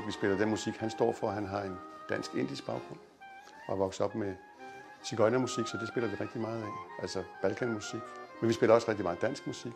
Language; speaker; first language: Danish; native; Danish